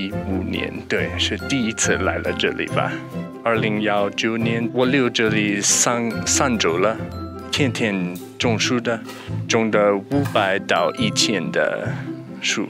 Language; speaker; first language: Chinese; non-native, learner; English